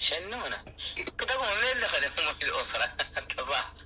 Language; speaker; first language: Arabic; native; Arabic